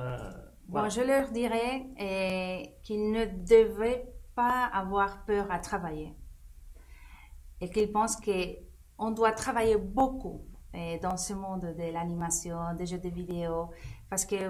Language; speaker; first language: French; non-native, fluent; Spanish